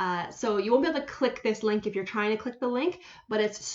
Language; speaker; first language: English; native; English